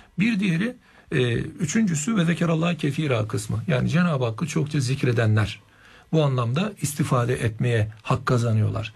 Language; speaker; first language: Turkish; native; Turkish